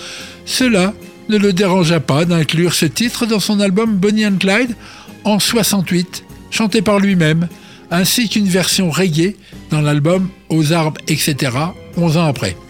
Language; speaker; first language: French; native; French